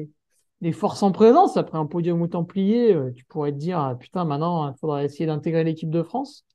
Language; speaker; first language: French; native; French